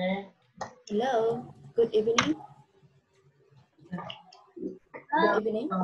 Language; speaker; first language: English; non-native, fluent; Vietnamese